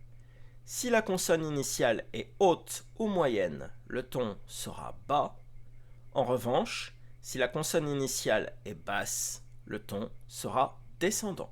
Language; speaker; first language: French; native; French